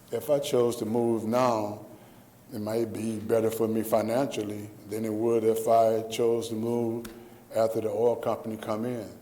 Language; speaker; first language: English; native; English